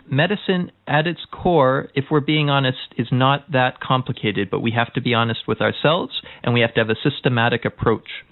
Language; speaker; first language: English; native; English